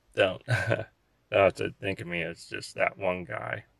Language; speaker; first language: English; native; English